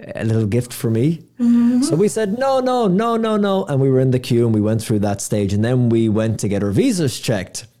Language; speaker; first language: English; native; English